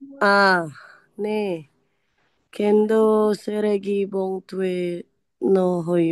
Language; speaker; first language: Korean; non-native, learner; Indonesian